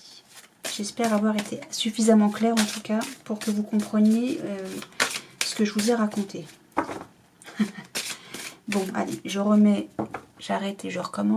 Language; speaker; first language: French; native; French